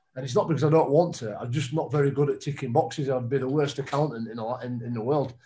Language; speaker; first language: English; native; English